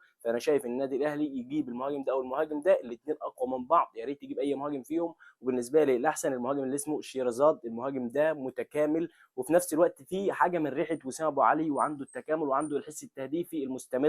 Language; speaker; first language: Arabic; native; Arabic